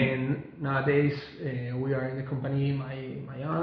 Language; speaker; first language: English; non-native, learner; Spanish